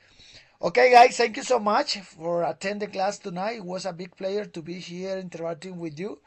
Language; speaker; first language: English; non-native, learner; Spanish